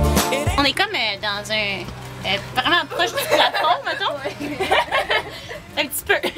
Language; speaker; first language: French; native; French